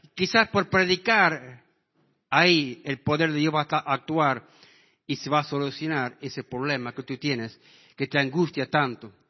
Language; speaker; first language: Spanish; non-native, fluent; English